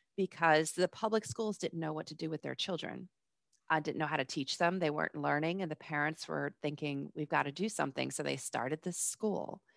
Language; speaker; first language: English; native; English